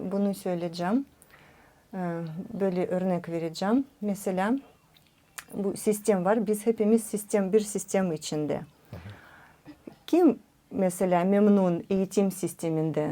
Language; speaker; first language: Turkish; non-native, learner; Russian